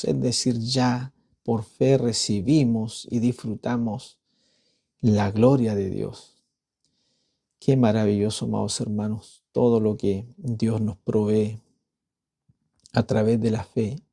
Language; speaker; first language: Spanish; native; Spanish